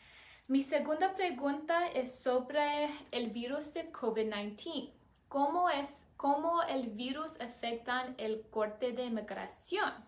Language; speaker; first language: Spanish; non-native, learner; English